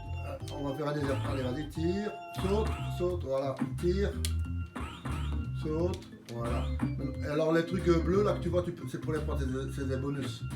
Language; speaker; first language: French; native; French